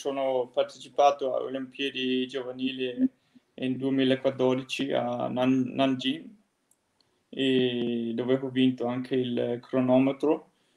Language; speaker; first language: Italian; non-native, fluent; Danish